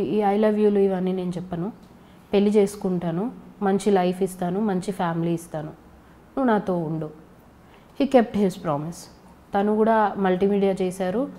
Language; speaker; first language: Telugu; native; Telugu